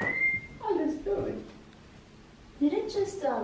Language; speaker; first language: German; non-native, fluent; Russian